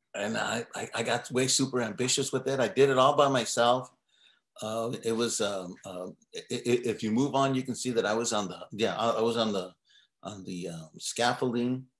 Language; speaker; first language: English; native; English